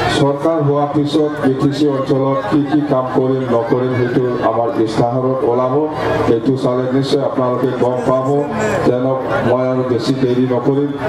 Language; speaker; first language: Assamese; non-native, local second language; Bodo